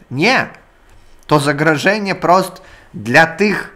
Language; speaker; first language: Polish; non-native, learner; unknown